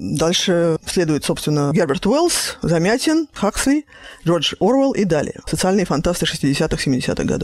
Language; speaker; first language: Russian; native; Russian